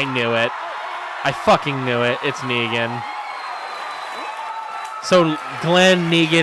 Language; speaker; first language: English; native; English